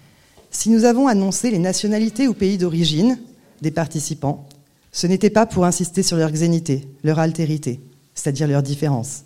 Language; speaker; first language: French; native; French